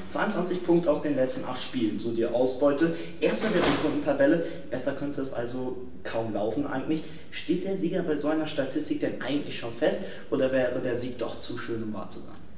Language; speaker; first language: German; native; German